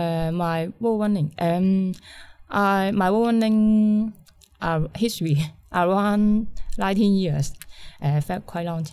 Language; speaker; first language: English; non-native, learner; Cantonese